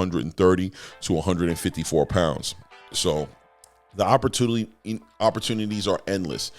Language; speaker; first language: English; native; English